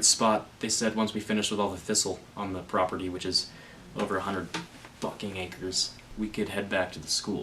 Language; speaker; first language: English; native; English